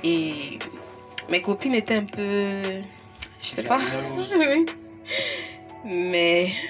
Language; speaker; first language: French; non-native, local second language; English